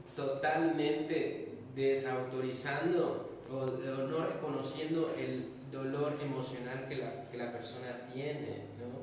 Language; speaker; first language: Spanish; native; Spanish